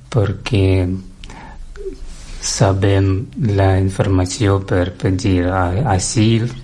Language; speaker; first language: Catalan; non-native, learner; Russian